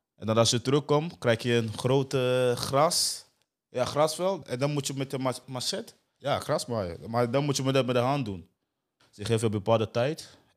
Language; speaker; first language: Dutch; non-native, fluent; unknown